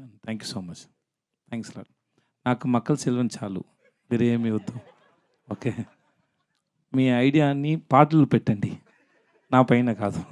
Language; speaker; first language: Telugu; non-native, learner; Tamil